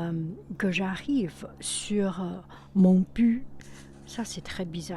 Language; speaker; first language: French; non-native, fluent; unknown